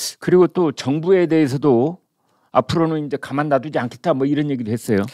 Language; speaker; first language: Korean; native; Korean